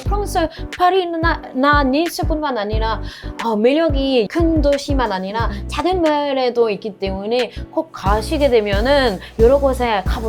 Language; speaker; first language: Korean; non-native, fluent; French